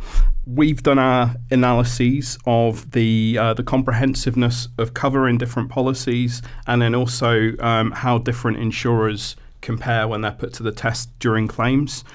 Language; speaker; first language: English; native; English